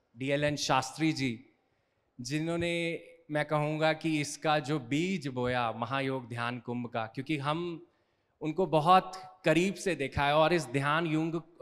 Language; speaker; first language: Hindi; native; Hindi